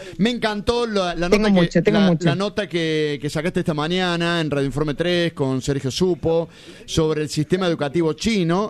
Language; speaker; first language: Spanish; native; Spanish